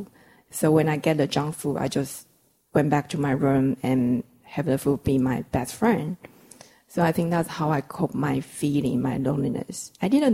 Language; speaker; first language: English; non-native, fluent; Chinese